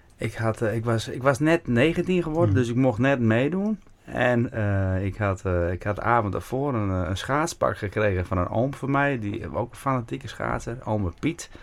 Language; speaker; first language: Dutch; non-native, local second language; Western Frisian